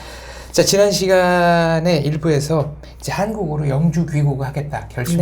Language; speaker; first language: Korean; native; Korean